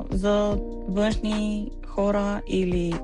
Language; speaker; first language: Bulgarian; native; Bulgarian